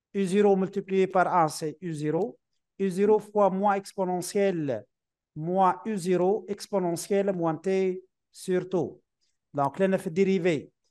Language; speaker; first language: French; non-native, local second language; Arabic